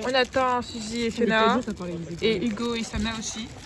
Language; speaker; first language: French; native; French